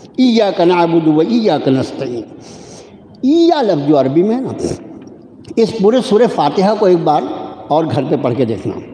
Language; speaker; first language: Urdu; native; Urdu